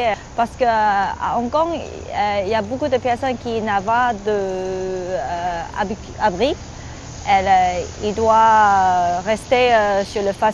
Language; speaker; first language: French; non-native, learner; Cantonese